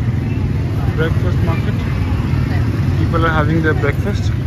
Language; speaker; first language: English; non-native, local second language; Hindi